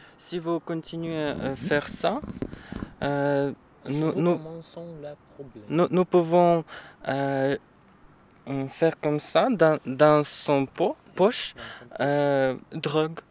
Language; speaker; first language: French; non-native, learner; Ukrainian